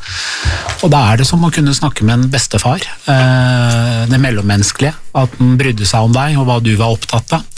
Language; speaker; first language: Norwegian; native; Norwegian